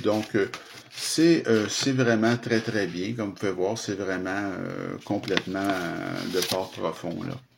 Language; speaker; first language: French; native; French